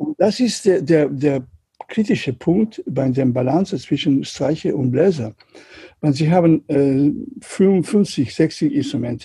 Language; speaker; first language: German; non-native, learner; Catalan